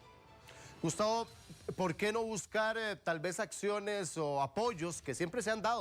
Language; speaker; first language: Spanish; native; Spanish